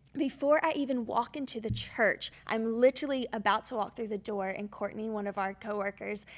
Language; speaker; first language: English; native; English